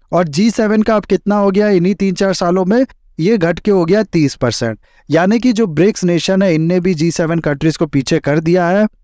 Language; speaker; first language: Hindi; native; Hindi